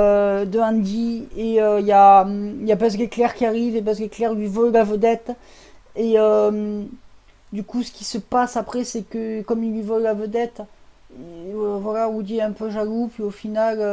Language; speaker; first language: French; native; French